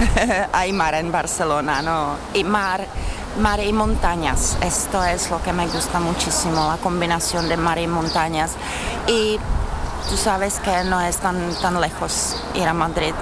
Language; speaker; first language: Spanish; non-native, learner; Czech